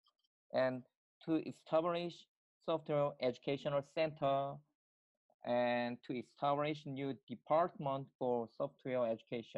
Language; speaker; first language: English; non-native, learner; Korean